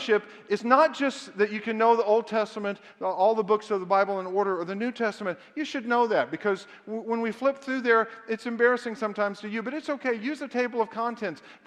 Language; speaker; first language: English; native; English